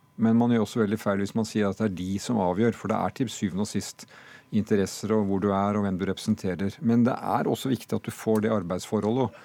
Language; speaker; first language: Norwegian; native; Norwegian